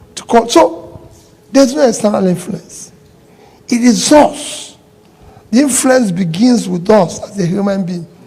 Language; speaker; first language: English; non-native, local second language; Igbo